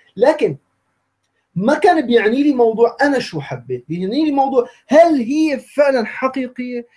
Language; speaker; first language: Arabic; native; Arabic